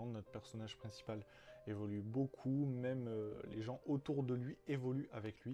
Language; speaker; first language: French; native; French